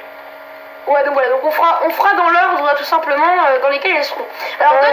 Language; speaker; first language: French; native; French